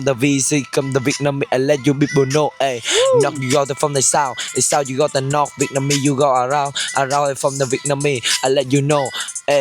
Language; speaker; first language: English; non-native, learner; Vietnamese